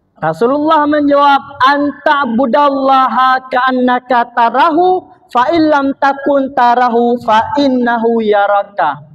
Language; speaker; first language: Malay; non-native, local second language; Achinese